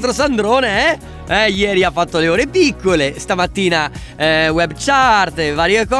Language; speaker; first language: Italian; native; Italian